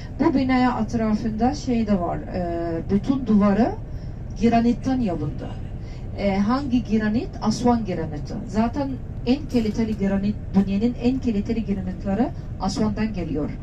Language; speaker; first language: Turkish; non-native, learner; Arabic